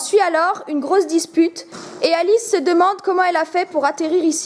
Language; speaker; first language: French; native; French